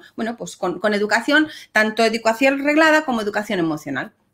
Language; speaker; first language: Spanish; native; Spanish